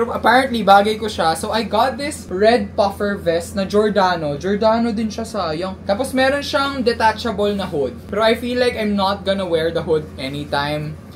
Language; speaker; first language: Filipino; native; Filipino